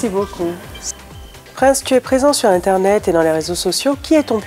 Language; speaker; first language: French; native; French